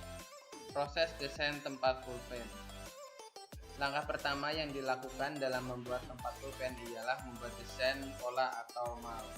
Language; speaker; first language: Indonesian; native; Indonesian